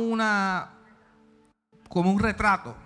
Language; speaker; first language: Spanish; early bilingual, heritage; Spanish